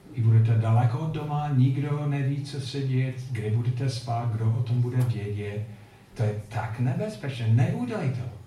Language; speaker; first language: Czech; non-native, fluent; English